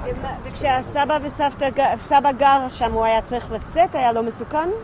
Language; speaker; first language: Hebrew; native; Hebrew